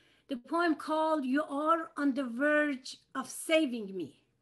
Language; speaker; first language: English; non-native, fluent; Persian